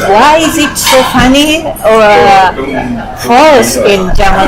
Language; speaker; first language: English; non-native, fluent; Japanese